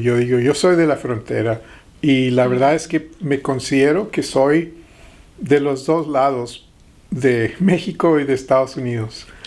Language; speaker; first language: Spanish; early bilingual, heritage; Spanish